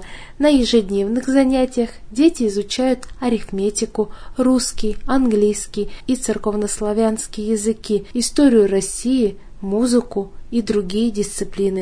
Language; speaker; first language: Russian; native; Russian